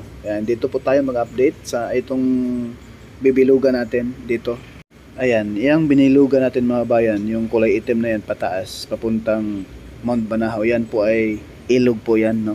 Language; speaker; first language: Filipino; native; Filipino